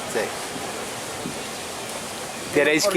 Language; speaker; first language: Spanish; non-native, fluent; French